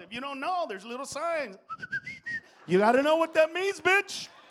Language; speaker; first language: English; early bilingual, other home language; Spanish